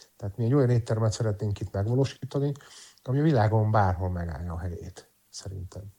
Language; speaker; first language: Hungarian; native; Hungarian